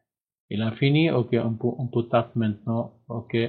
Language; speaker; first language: French; non-native, learner; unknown